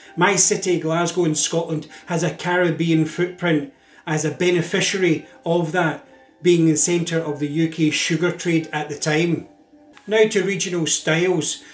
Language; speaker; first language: English; native; English